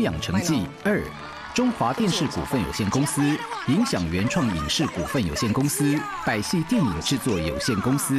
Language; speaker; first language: Chinese; native; Chinese